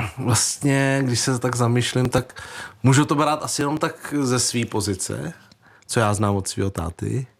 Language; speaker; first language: Czech; early bilingual, other home language; Vietnamese